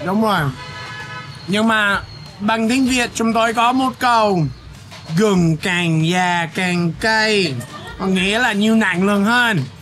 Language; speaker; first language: Vietnamese; non-native, fluent; English